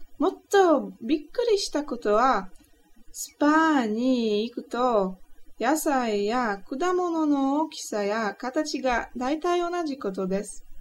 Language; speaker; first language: Japanese; non-native, learner; Polish